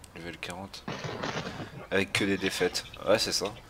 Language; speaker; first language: French; native; French